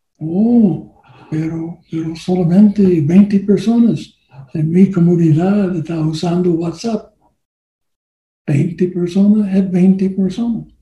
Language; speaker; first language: Spanish; non-native, learner; English